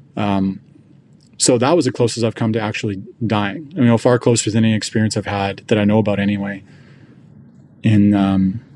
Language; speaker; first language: English; native; English